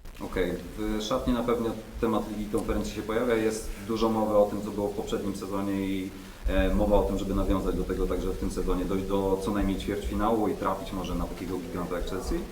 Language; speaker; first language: Polish; native; Polish